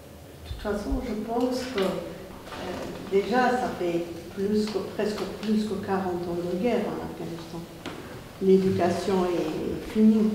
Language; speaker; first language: French; non-native, fluent; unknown